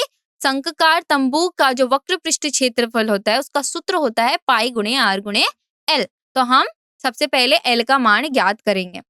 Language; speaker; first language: Hindi; native; Hindi